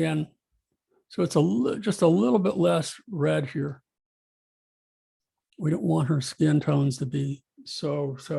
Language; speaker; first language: English; native; English